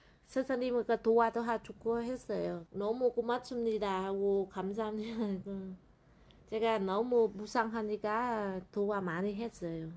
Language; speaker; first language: Korean; non-native, learner; Vietnamese